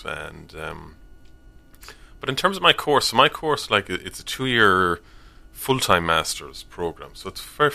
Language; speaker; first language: English; native; English